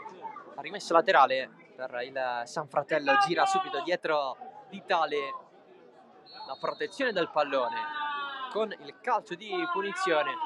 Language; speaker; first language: Italian; native; Italian